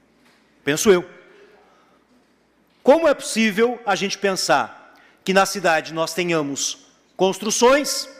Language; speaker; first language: Portuguese; native; Portuguese